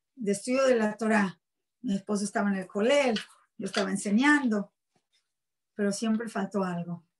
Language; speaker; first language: Spanish; native; Spanish